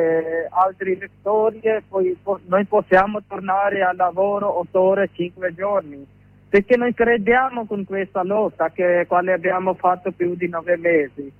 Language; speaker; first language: Italian; non-native, learner; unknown